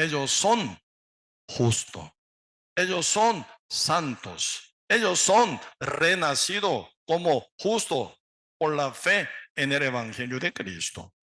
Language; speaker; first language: Spanish; non-native, learner; Korean